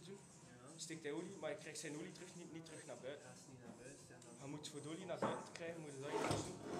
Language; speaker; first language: Dutch; native; Dutch